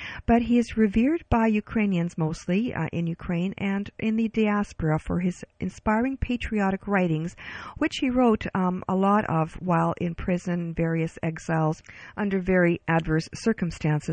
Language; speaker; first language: English; early bilingual, other home language; Ukrainian